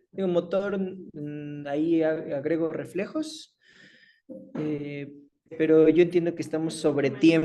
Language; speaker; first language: Spanish; native; Spanish